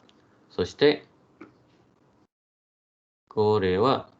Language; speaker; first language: Japanese; non-native, fluent; Malay